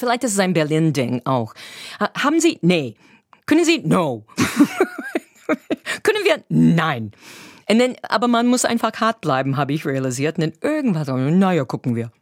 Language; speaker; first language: German; non-native, fluent; English